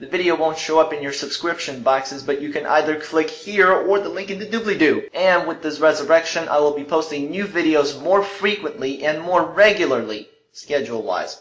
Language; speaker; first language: English; early bilingual, other home language; Russian